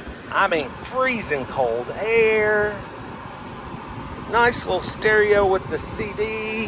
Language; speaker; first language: English; native; English